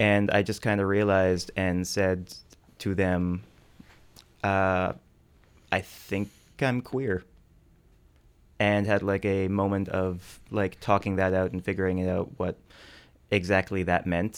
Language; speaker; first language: English; native; English